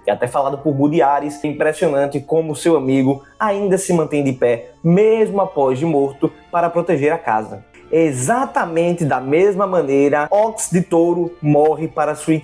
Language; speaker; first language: Portuguese; native; Portuguese